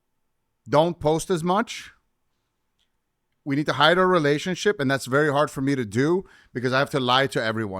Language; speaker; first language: English; native; English